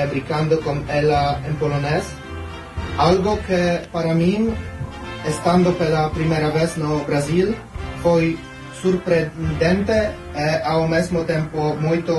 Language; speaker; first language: Portuguese; non-native, fluent; Polish